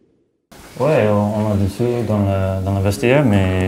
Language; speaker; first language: French; non-native, fluent; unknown